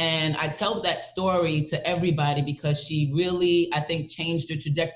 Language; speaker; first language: English; native; English